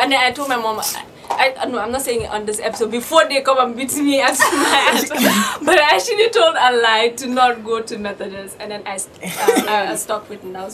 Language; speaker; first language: English; non-native, local second language; Wolof